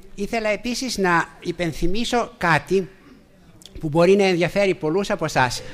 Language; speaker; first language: Greek; native; Greek